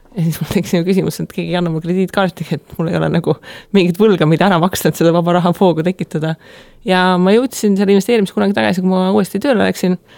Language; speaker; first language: Estonian; native; Estonian